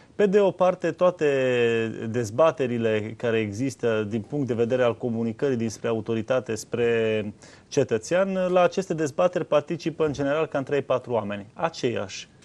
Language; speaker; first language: Romanian; native; Romanian